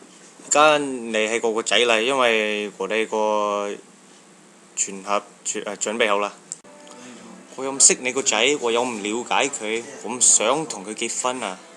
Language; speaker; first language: Cantonese; non-native, learner; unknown